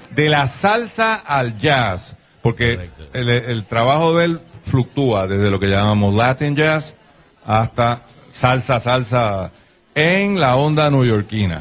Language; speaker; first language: Spanish; native; Spanish